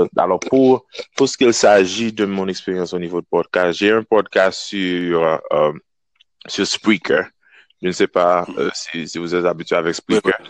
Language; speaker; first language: French; non-native, local second language; Haitian Creole